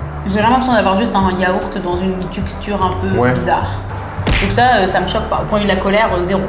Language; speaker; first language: French; native; French